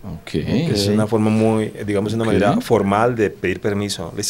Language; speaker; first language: Portuguese; non-native, fluent; Spanish